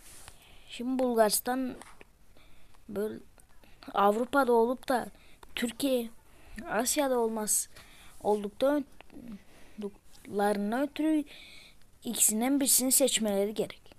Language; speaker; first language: Turkish; early bilingual, heritage; Turkish